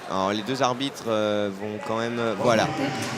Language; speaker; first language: French; native; French